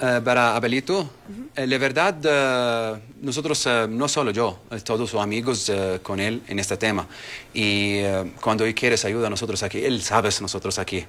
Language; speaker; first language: Spanish; non-native, learner; Arabic